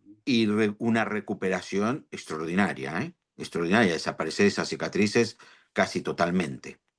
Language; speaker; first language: Spanish; native; Spanish